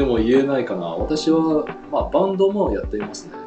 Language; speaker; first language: Japanese; non-native, fluent; Chinese